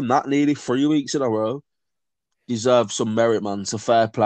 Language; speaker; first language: English; native; English